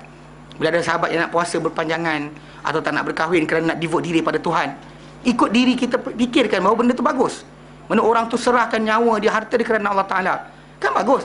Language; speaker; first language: Malay; native; Malay